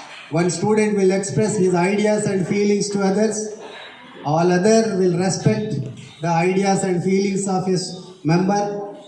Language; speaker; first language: English; non-native, local second language; Telugu